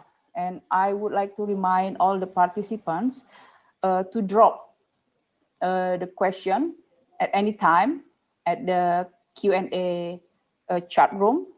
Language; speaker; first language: English; non-native, fluent; Indonesian